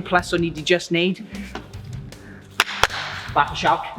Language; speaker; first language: Welsh; non-native, local second language; English